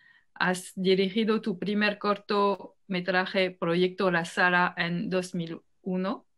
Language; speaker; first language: Spanish; non-native, fluent; French